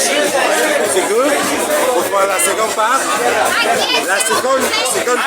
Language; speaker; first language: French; non-native, learner; Catalan